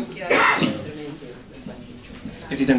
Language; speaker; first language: Italian; native; Italian